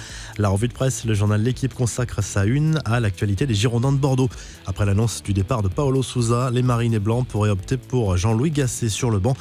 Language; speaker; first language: French; native; French